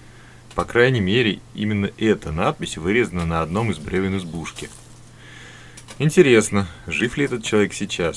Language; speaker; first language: Russian; native; Russian